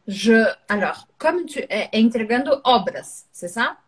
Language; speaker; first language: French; non-native, fluent; Portuguese